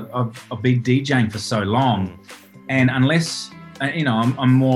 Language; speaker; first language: English; native; English